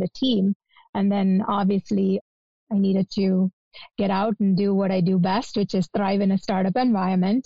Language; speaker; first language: English; non-native, local second language; Malayalam